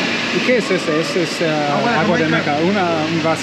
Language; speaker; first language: Spanish; non-native, learner; English